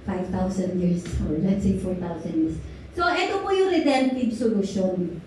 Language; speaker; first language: English; non-native, local second language; Filipino